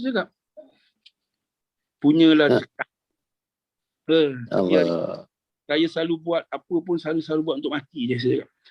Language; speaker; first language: Indonesian; non-native, local second language; Malay